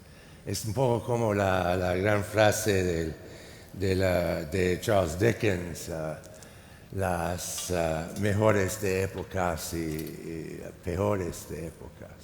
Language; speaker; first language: Spanish; non-native, fluent; English